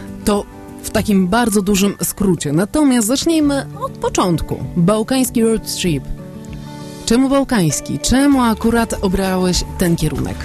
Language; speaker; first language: Polish; native; Polish